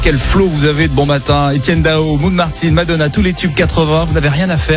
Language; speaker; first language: French; native; French